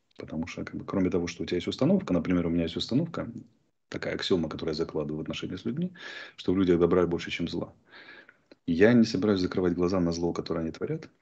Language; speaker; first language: Russian; native; Russian